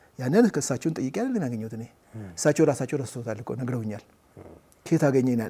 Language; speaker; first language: Amharic; native; Amharic